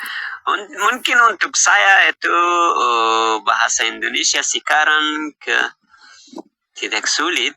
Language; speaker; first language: Indonesian; non-native, learner; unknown